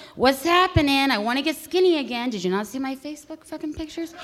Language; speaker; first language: English; native; English